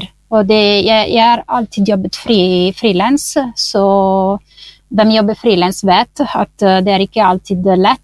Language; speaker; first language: Norwegian; non-native, fluent; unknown